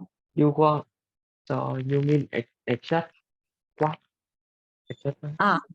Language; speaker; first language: English; non-native, learner; Vietnamese